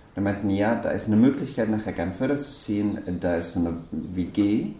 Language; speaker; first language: German; non-native, fluent; Persian